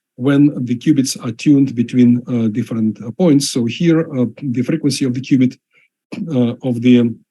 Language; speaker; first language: English; non-native, fluent; Russian